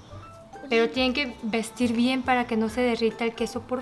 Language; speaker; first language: Spanish; non-native, fluent; Korean